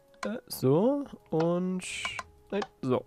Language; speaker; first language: German; native; German